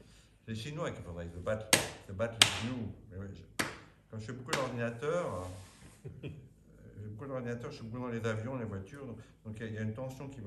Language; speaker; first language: French; native; French